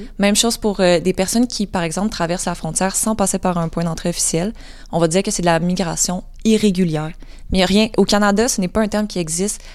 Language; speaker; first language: French; native; French